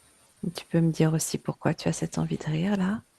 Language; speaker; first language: French; native; French